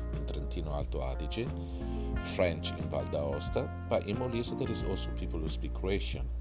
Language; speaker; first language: English; non-native, fluent; Italian